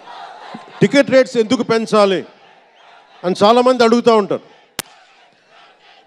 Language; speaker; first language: Telugu; native; Telugu